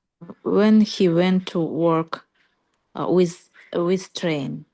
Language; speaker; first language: English; non-native, learner; Russian